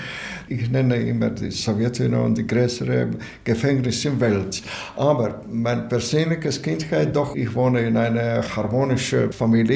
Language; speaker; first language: German; non-native, learner; Latvian